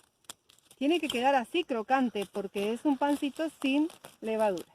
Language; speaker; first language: Spanish; native; Spanish